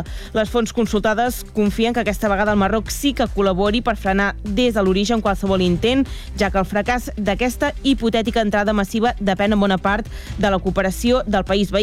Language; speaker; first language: Catalan; native; Catalan